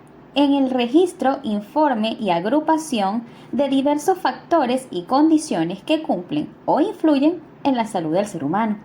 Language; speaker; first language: Spanish; native; Spanish